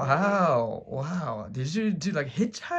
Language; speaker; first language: English; non-native, learner; Japanese